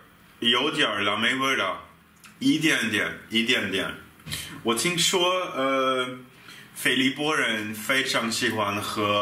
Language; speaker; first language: Chinese; non-native, fluent; German